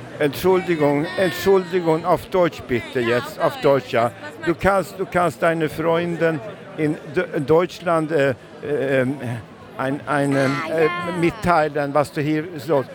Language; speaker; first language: German; non-native, learner; Swedish